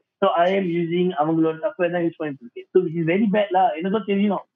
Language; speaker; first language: English; non-native, local second language; Tamil